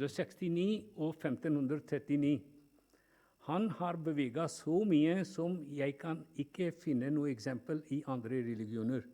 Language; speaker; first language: Norwegian; non-native, fluent; Punjabi